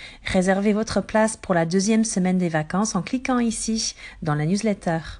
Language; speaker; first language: French; native; French